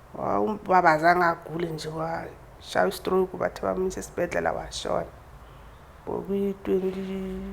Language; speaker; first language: Zulu; native; Zulu